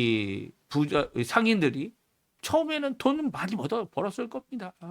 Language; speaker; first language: Korean; native; Korean